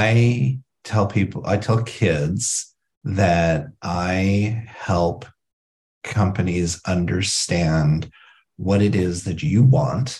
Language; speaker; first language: English; native; English